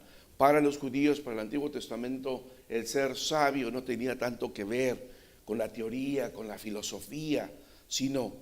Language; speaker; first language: Spanish; native; Spanish